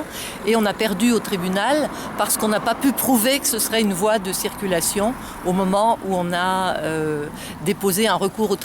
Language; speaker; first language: French; native; French